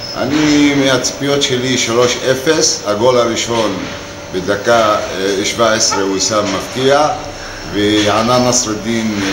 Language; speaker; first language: Hebrew; non-native, local second language; Arabic